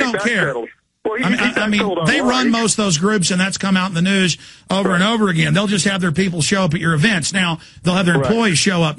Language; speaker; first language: English; native; English